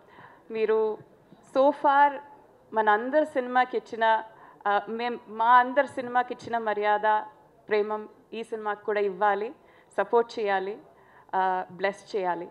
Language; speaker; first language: Telugu; non-native, local second language; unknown